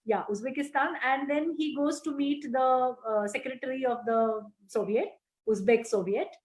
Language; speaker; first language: English; non-native, local second language; Marathi